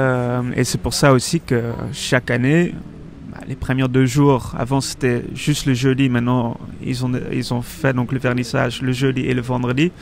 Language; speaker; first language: French; non-native, fluent; Dutch